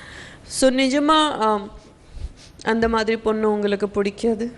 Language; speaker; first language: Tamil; non-native, fluent; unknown